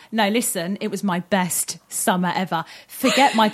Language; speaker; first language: English; native; English